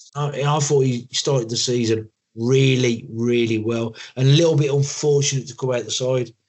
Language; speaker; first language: English; native; English